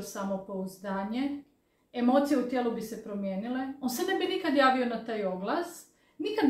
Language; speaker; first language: Croatian; native; Croatian